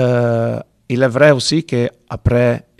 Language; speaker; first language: French; non-native, learner; Italian